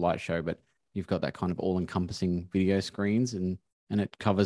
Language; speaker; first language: English; native; English